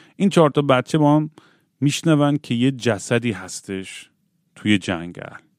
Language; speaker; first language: Persian; native; Persian